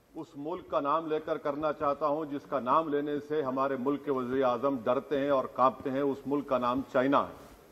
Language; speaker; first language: Urdu; native; Urdu